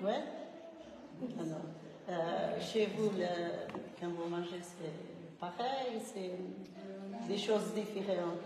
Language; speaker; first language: French; non-native, learner; Portuguese